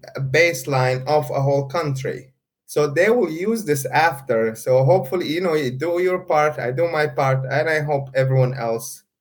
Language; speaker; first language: English; non-native, fluent; Arabic